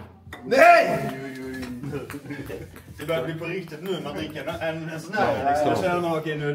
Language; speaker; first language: Swedish; native; Swedish